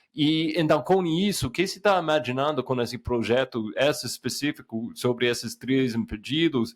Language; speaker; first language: Portuguese; non-native, fluent; English